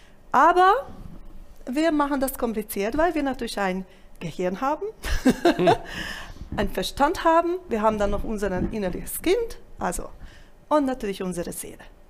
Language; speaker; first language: German; non-native, fluent; Italian